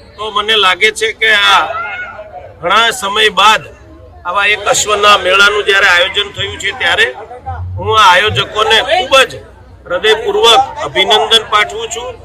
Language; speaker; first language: Gujarati; native; Gujarati